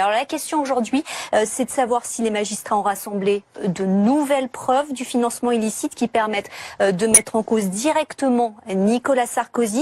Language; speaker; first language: French; native; French